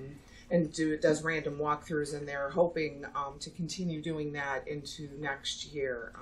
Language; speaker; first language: English; native; English